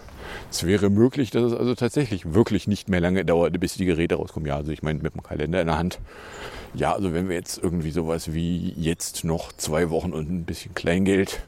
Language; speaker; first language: German; native; German